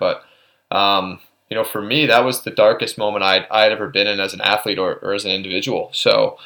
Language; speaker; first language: English; native; English